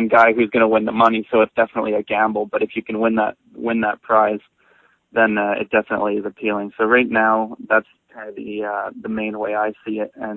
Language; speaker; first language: English; native; English